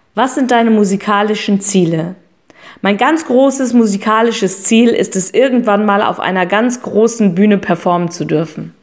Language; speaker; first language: German; native; German